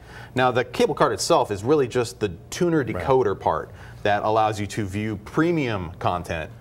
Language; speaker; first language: English; native; English